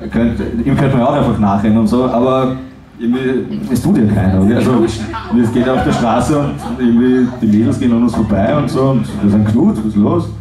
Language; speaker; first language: German; native; German